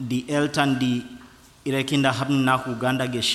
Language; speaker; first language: German; non-native, learner; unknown